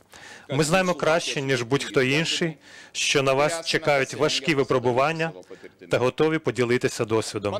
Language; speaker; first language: Ukrainian; non-native, learner; Lithuanian